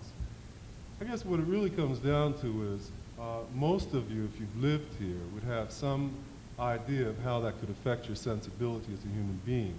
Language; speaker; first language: English; native; English